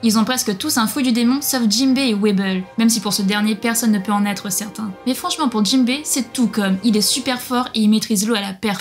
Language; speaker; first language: French; native; French